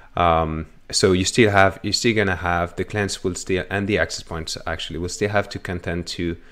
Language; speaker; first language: English; non-native, fluent; French